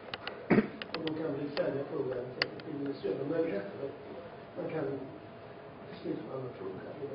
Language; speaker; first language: Swedish; non-native, fluent; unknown